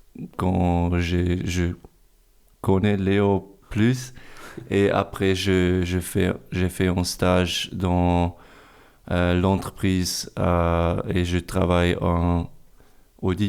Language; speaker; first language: French; non-native, fluent; German